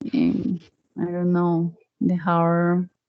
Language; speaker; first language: English; non-native, learner; Spanish